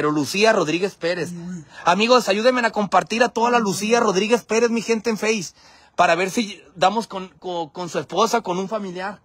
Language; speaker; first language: Spanish; native; Spanish